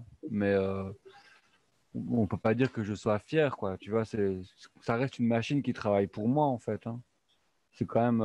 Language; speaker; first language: French; native; French